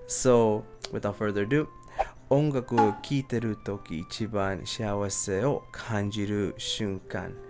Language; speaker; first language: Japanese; non-native, learner; English